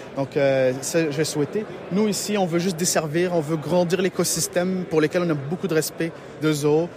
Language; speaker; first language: French; non-native, local second language; Arabic